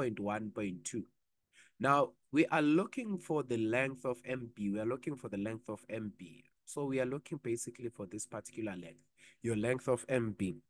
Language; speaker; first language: English; non-native, local second language; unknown